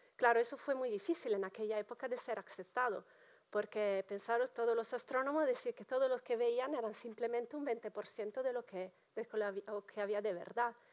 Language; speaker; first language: Spanish; non-native, fluent; Italian